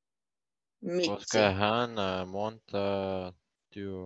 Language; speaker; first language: Finnish; non-native, learner; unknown